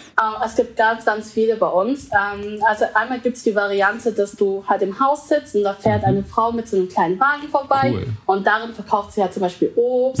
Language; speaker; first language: German; early bilingual, other home language; Vietnamese